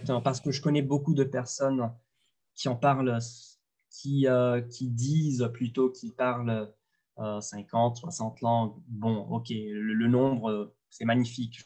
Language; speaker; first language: French; non-native, local second language; Arabic